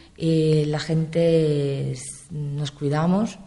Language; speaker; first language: Spanish; non-native, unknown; Italian